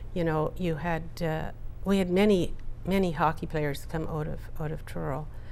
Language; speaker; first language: English; native; English